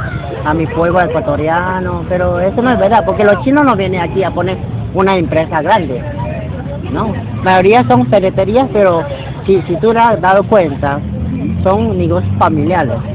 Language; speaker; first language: Spanish; non-native, learner; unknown